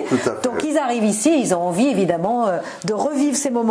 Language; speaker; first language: French; native; French